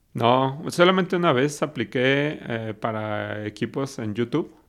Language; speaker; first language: Spanish; native; Spanish